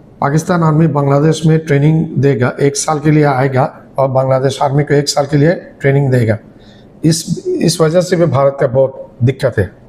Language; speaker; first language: Hindi; non-native, learner; Bangla